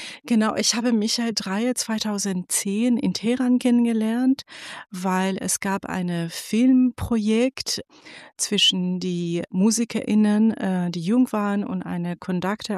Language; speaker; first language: German; non-native, fluent; Persian